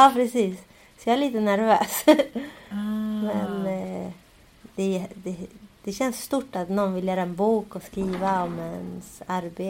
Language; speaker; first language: Swedish; early bilingual, other home language; Spanish